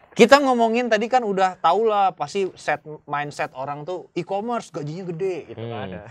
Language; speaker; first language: Indonesian; native; Indonesian